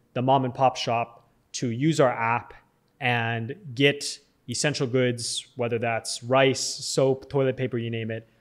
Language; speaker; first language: English; native; English